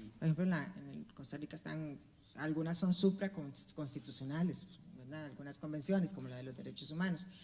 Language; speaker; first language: Spanish; native; Spanish